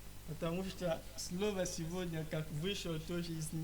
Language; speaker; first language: Russian; non-native, learner; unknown